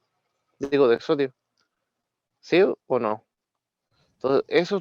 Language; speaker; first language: Spanish; native; Spanish